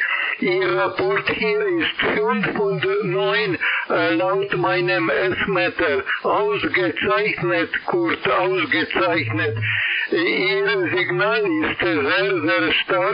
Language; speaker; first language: German; non-native, learner; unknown